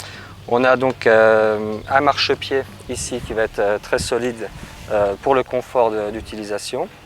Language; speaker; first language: French; native; French